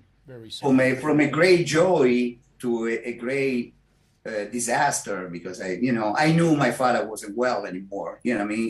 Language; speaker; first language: English; non-native, fluent; Italian